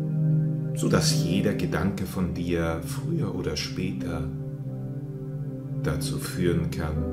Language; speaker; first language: German; native; German